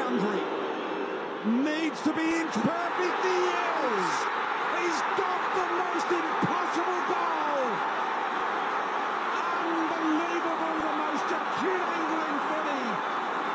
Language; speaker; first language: English; native; English